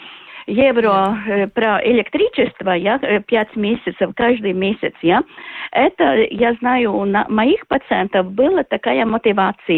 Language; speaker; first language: Russian; non-native, local second language; Latvian